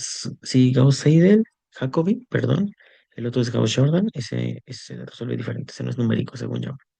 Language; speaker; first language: Spanish; native; Spanish